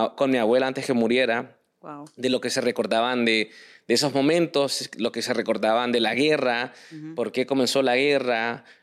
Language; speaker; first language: Spanish; early bilingual, heritage; Spanish